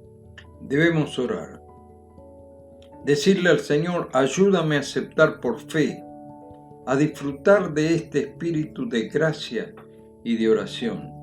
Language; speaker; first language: Spanish; native; Spanish